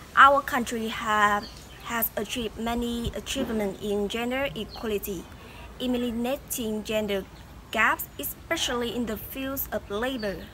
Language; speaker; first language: English; non-native, fluent; Vietnamese